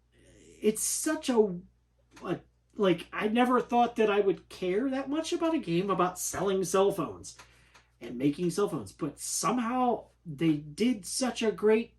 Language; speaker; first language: English; native; English